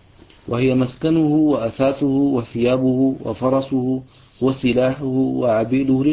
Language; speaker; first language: Arabic; native; Arabic